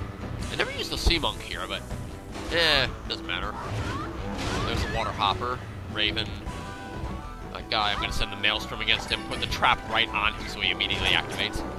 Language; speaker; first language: English; native; English